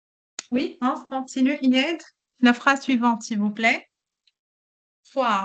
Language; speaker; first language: French; non-native, local second language; Arabic